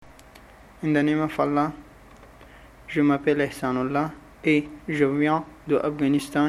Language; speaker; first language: French; non-native, learner; Pashto